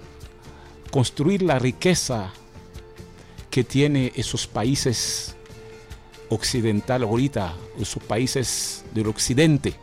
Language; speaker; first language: Spanish; non-native, fluent; Haitian Creole